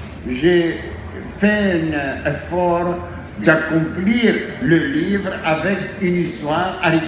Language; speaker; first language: French; non-native, fluent; Greek